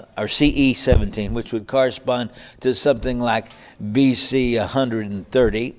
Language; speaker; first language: English; native; English